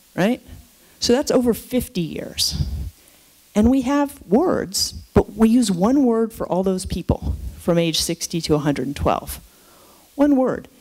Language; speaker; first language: English; native; English